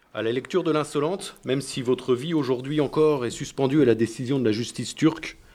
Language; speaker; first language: French; native; French